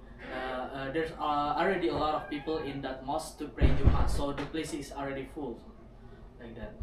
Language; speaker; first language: English; non-native, learner; Indonesian